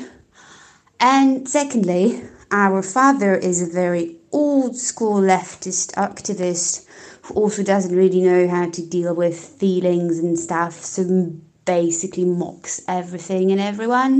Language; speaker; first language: English; non-native, fluent; Polish